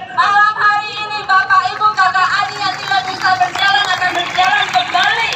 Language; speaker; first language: Indonesian; native; Indonesian